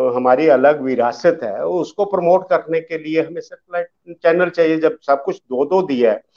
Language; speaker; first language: Hindi; early bilingual, other home language; Dogri